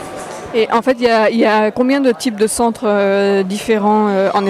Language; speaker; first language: French; native; French